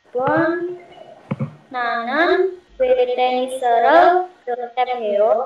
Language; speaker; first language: Korean; non-native, learner; Indonesian